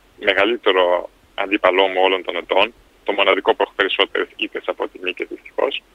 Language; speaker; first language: Greek; early bilingual, other home language; Russian